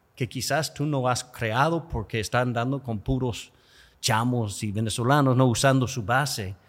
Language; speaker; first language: Spanish; non-native, fluent; English